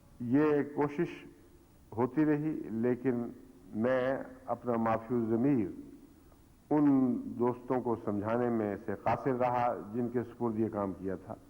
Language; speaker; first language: Urdu; native; Urdu